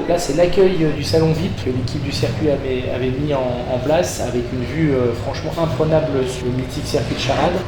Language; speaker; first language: French; native; French